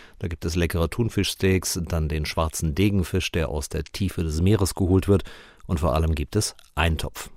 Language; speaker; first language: German; native; German